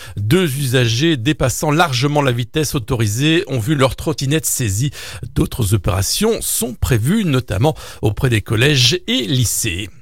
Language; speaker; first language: French; native; French